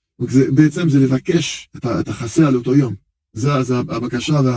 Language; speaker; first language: Hebrew; non-native, fluent; French